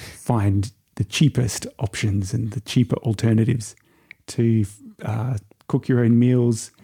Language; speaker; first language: English; native; English